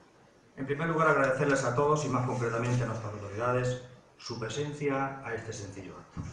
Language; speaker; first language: Spanish; native; Spanish